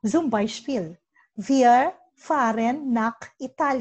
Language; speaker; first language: German; non-native, learner; Filipino